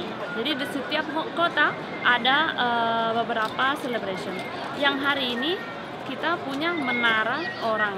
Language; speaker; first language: Indonesian; non-native, learner; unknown